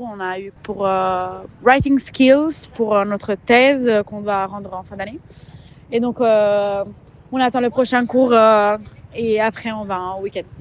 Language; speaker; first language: French; non-native, fluent; Italian